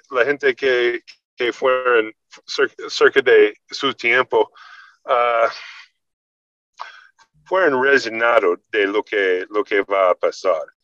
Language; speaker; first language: Spanish; non-native, learner; English